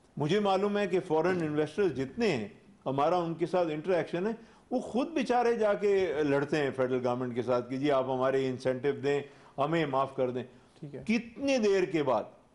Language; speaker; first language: Urdu; non-native, local second language; Pashto